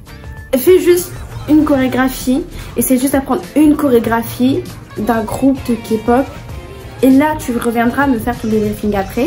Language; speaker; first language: French; native; French